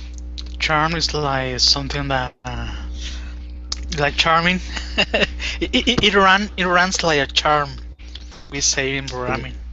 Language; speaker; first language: English; non-native, fluent; Spanish